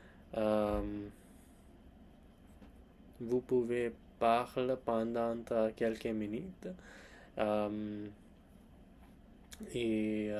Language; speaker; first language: French; non-native, learner; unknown